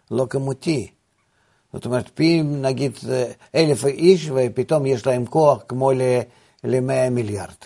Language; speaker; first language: Hebrew; non-native, fluent; Russian